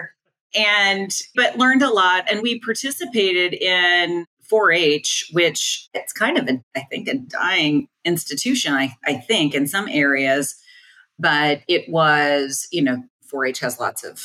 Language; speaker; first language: English; native; English